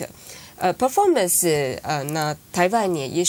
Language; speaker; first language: Russian; non-native, learner; Chinese